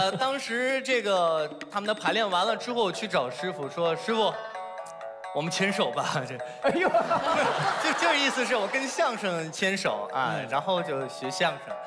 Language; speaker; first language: Chinese; non-native, fluent; Ukrainian